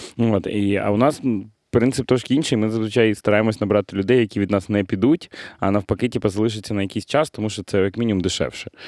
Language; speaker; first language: Ukrainian; non-native, local second language; Russian